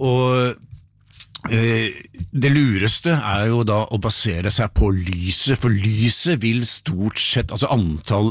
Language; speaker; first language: Norwegian; native; Norwegian